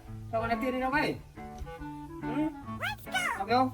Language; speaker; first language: Vietnamese; native; Vietnamese